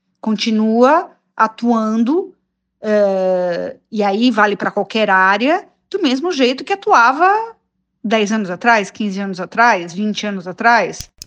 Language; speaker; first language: Portuguese; native; Portuguese